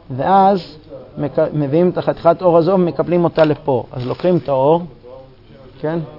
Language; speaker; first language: Hebrew; non-native, fluent; English